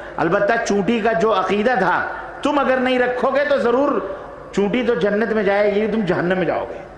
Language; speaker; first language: Urdu; native; Urdu